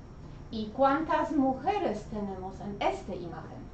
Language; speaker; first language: Spanish; non-native, learner; English